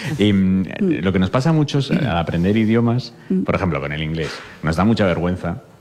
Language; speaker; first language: Spanish; native; Spanish